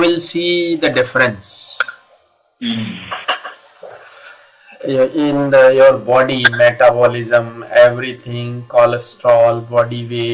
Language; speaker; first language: English; non-native, local second language; Hindi